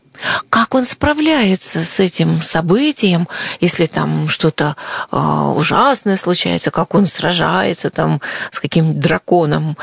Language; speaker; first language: Russian; native; Russian